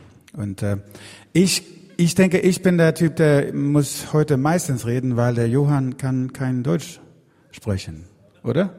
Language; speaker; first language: German; non-native, fluent; Swedish